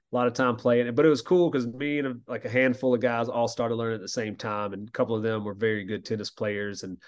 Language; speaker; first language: English; native; English